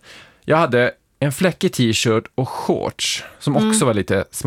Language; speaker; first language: Swedish; native; Swedish